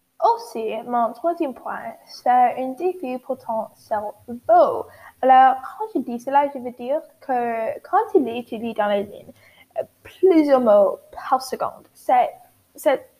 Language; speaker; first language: French; non-native, learner; English